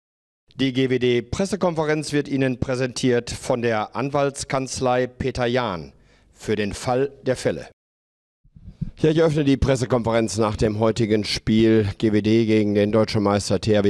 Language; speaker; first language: German; native; German